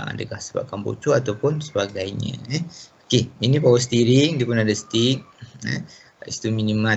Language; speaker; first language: Malay; native; Malay